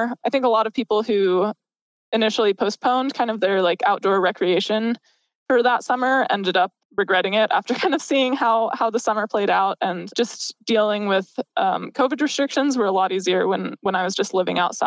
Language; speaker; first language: English; native; English